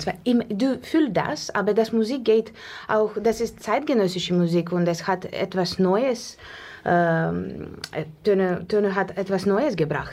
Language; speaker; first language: German; non-native, learner; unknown